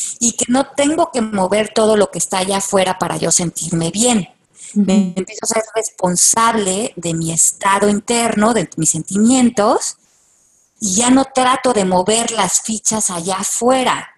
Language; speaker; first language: Spanish; native; Spanish